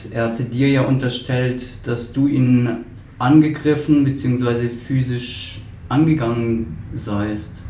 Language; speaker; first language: German; native; German